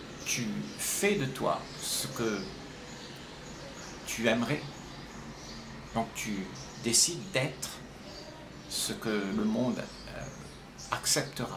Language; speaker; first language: French; native; French